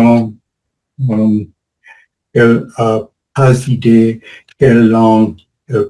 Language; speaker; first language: French; non-native, learner; English